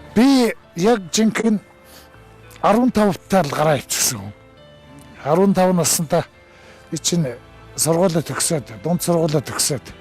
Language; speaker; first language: Mongolian; native; Mongolian